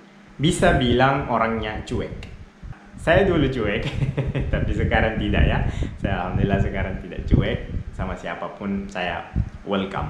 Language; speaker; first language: Indonesian; non-native, fluent; Arabic